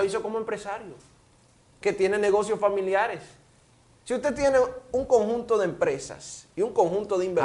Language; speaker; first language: Spanish; native; Spanish